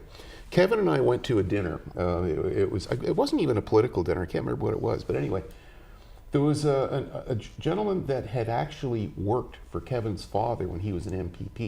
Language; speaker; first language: English; native; English